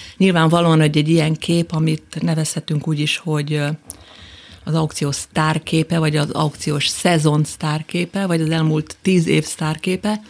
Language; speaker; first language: Hungarian; native; Hungarian